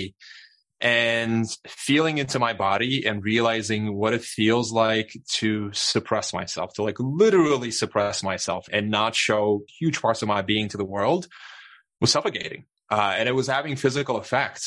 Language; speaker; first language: English; non-native, fluent; Turkish